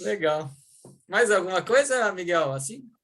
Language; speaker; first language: Portuguese; native; Portuguese